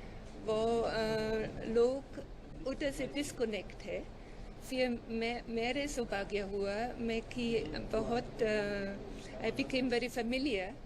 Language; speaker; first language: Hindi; non-native, learner; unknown